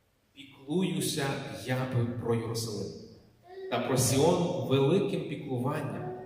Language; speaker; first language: Ukrainian; native; Ukrainian